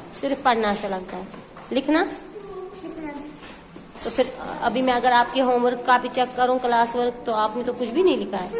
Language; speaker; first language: Hindi; non-native, local second language; Kashmiri